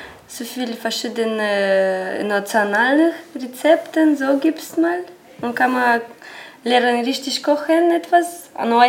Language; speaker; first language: German; non-native, learner; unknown